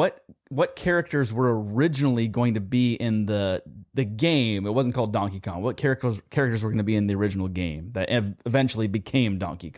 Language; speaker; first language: English; native; English